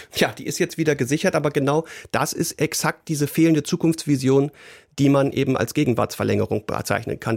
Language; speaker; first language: German; native; German